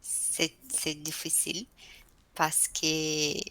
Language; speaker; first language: French; non-native, learner; Portuguese